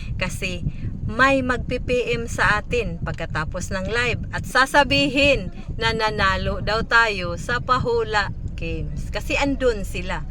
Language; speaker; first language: Filipino; non-native, local second language; Cebuano